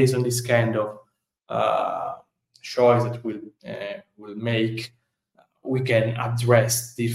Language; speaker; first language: English; non-native, fluent; Italian